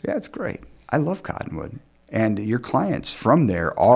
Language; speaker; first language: English; native; English